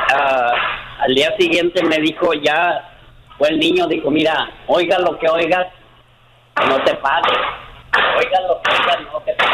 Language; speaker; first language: Spanish; native; Spanish